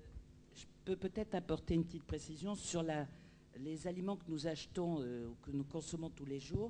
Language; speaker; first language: French; native; French